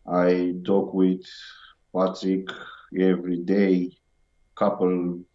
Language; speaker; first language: English; non-native, learner; Romanian